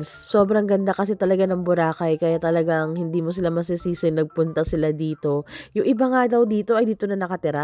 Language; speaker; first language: Filipino; native; Filipino